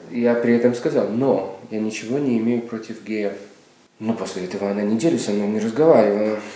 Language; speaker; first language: Russian; native; Russian